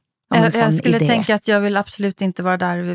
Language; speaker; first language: Swedish; native; Swedish